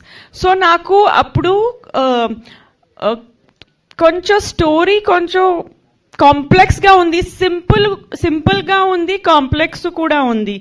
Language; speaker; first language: Telugu; non-native, local second language; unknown